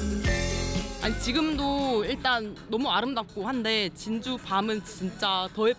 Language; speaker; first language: Korean; native; Korean